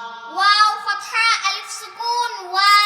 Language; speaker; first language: Arabic; non-native, learner; Bangla